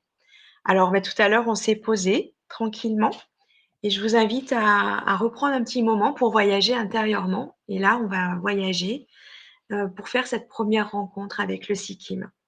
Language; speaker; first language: French; native; French